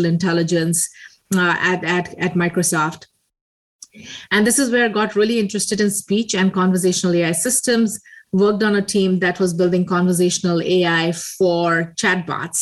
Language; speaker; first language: English; non-native, local second language; Hindi